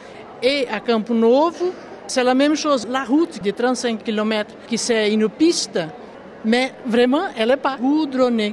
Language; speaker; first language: French; non-native, local second language; Portuguese